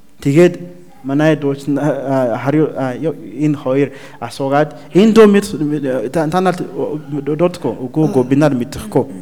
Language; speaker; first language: Mongolian; non-native, learner; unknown